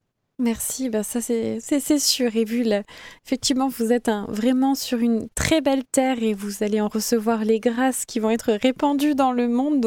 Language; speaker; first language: French; native; French